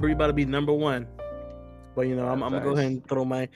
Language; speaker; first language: English; native; English